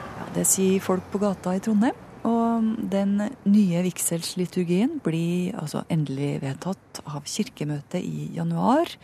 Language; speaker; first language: Norwegian; native; Norwegian